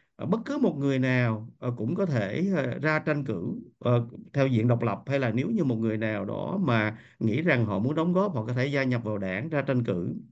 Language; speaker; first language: Vietnamese; native; Vietnamese